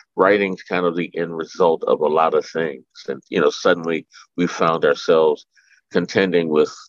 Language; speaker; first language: English; native; English